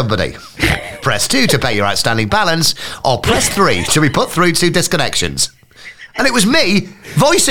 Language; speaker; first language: English; native; English